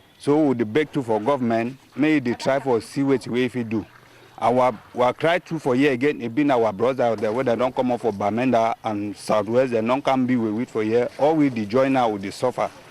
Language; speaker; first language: Nigerian Pidgin; native; Nigerian Pidgin